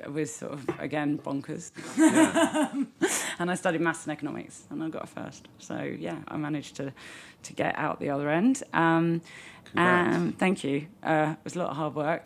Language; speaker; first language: English; native; English